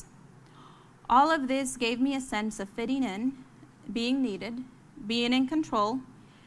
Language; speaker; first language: English; early bilingual, other home language; Spanish